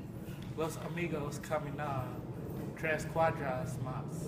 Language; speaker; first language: Spanish; non-native, learner; English